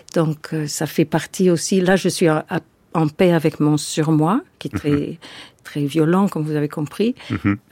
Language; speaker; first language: French; non-native, fluent; English